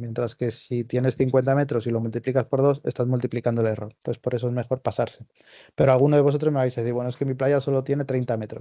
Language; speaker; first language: Spanish; native; Spanish